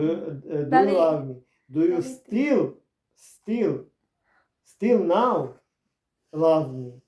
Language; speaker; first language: English; non-native, learner; Croatian